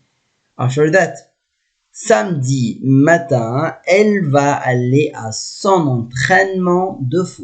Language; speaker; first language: French; non-native, learner; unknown